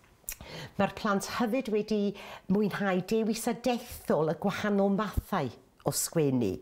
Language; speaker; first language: Welsh; native; Welsh